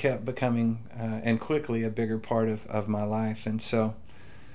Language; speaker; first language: English; native; English